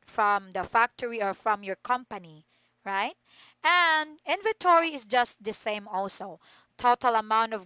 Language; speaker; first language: English; non-native, fluent; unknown